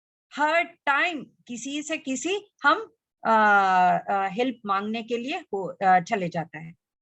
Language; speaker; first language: Hindi; non-native, local second language; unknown